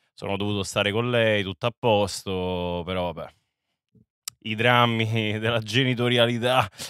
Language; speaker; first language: Italian; native; Italian